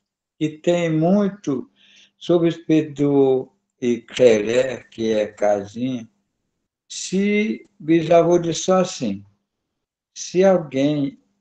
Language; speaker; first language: Portuguese; non-native, local second language; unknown